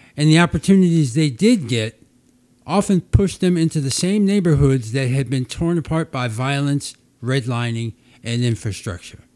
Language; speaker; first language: English; native; English